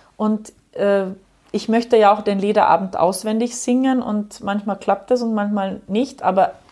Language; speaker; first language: German; non-native, fluent; Finnish